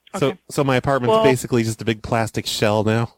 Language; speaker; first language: English; native; English